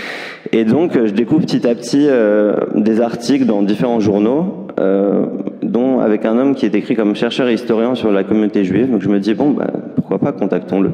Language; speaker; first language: French; native; French